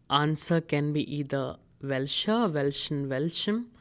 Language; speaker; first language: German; non-native, fluent; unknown